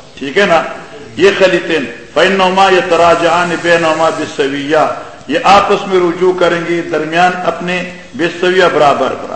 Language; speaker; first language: Urdu; non-native, local second language; Pashto